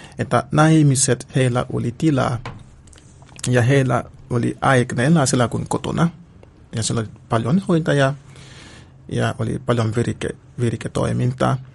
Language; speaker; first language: Finnish; non-native, learner; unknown